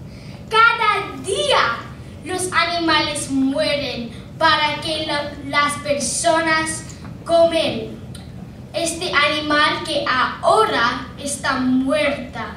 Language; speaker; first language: Spanish; non-native, learner; English